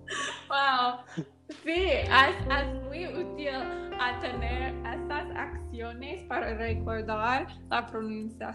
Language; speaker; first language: Spanish; non-native, learner; English